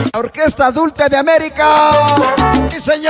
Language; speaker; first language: Spanish; native; Spanish